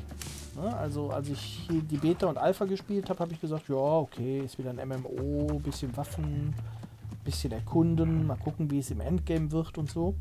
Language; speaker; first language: German; native; German